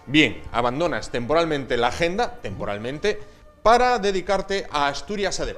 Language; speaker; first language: Spanish; native; Spanish